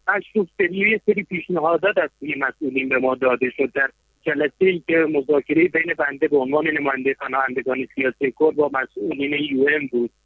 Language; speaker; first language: Persian; non-native, local second language; Kurdish